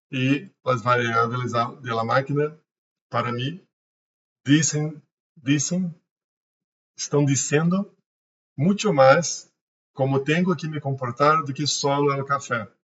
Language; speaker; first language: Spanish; non-native, learner; Portuguese